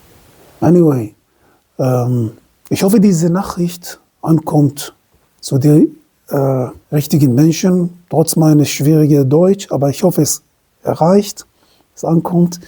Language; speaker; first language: German; non-native, fluent; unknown